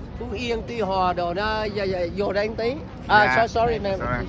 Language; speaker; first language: Vietnamese; native; Vietnamese